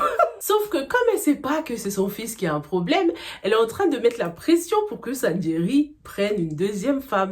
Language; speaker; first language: French; native; French